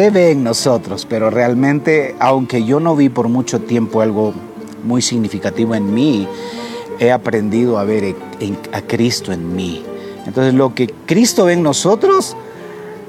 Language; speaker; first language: English; non-native, learner; Spanish